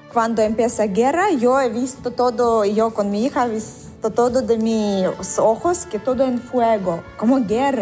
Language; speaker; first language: Spanish; non-native, learner; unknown